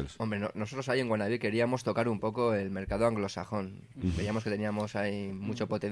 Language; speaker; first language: Spanish; native; Spanish